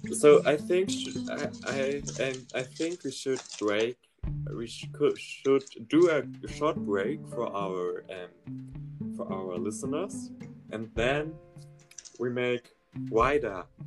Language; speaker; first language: English; non-native, learner; German